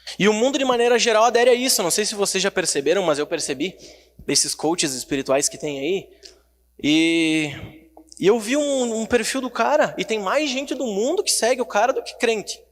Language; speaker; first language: Portuguese; native; Portuguese